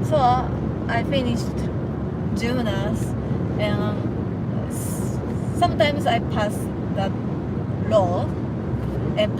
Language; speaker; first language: English; non-native, learner; Japanese